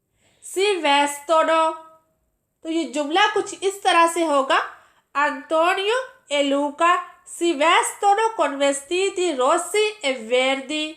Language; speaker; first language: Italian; non-native, fluent; Urdu